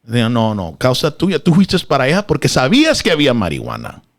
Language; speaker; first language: Spanish; early bilingual, other home language; English